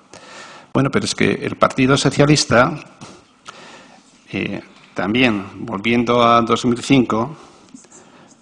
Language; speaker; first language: Spanish; native; Spanish